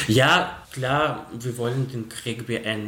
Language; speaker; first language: German; non-native, fluent; Russian